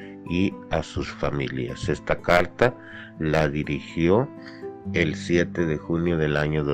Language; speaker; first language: Spanish; native; Spanish